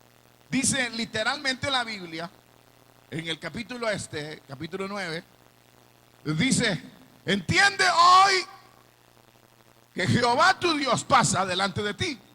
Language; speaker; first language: Spanish; native; Spanish